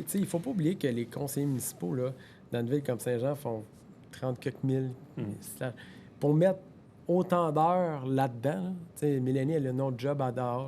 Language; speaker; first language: French; native; French